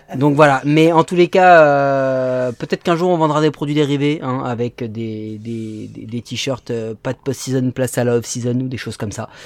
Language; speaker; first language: French; native; French